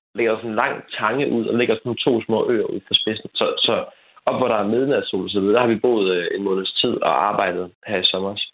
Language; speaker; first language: Danish; native; Danish